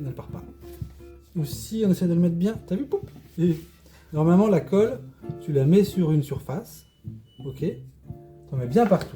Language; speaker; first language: French; native; French